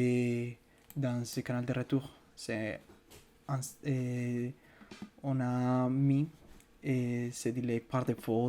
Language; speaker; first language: French; non-native, fluent; Spanish